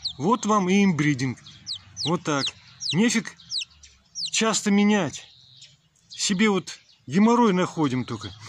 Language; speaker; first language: Russian; native; Russian